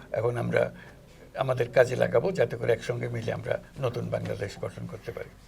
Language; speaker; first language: Bangla; native; Bangla